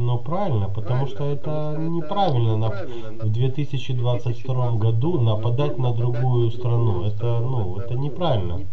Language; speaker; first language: Russian; native; Russian